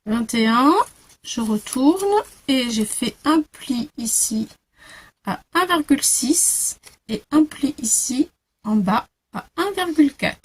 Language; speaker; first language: French; native; French